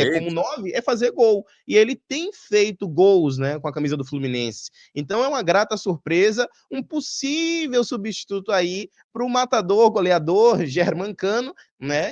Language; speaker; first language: Portuguese; native; Portuguese